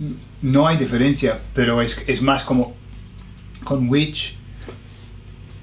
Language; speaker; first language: Spanish; non-native, fluent; English